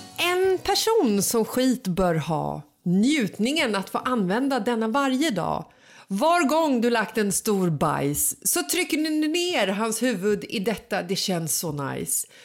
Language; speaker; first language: Swedish; native; Swedish